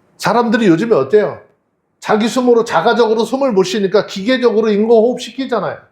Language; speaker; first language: Korean; native; Korean